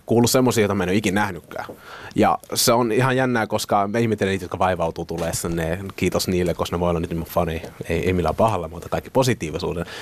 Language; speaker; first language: Finnish; early bilingual, other home language; Somali